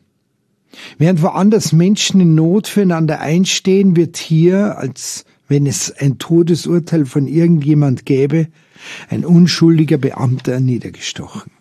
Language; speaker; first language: German; native; German